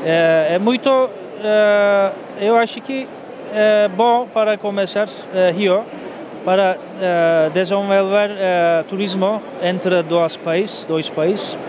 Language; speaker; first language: Portuguese; non-native, learner; Turkish